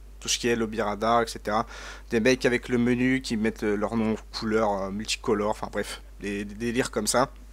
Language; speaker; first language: French; native; French